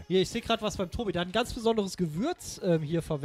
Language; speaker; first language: German; native; German